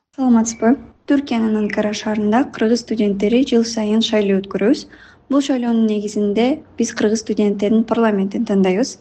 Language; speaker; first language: Kyrgyz; native; Kyrgyz